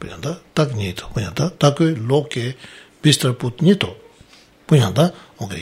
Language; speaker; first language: Russian; non-native, learner; Tibetan